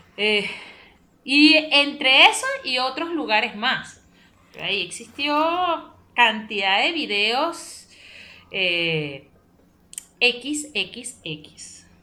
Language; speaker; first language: Spanish; native; Spanish